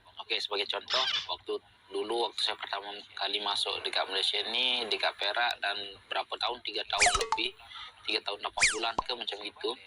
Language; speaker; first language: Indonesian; native; Indonesian